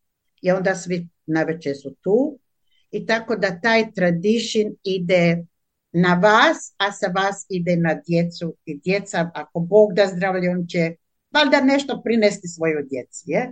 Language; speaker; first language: Croatian; native; Croatian